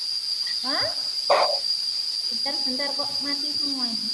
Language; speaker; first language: Indonesian; native; Indonesian